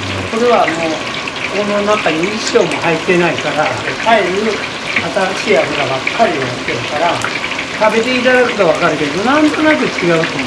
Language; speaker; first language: Japanese; native; Japanese